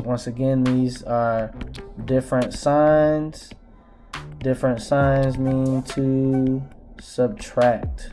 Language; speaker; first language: English; native; English